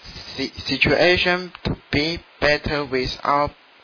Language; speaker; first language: English; non-native, learner; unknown